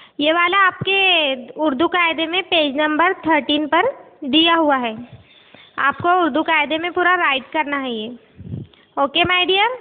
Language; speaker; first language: Hindi; native; Hindi